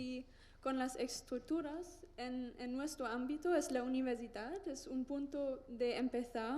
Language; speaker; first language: Spanish; non-native, learner; German